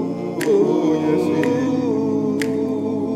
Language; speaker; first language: English; native; English